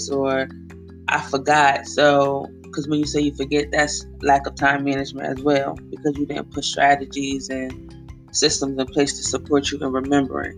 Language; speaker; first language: English; native; English